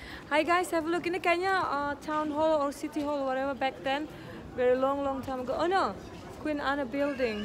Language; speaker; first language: English; non-native, fluent; Indonesian